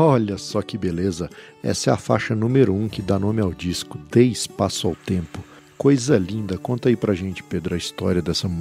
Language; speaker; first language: Portuguese; native; Portuguese